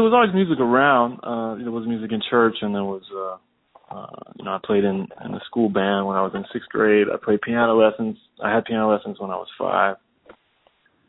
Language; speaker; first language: English; native; English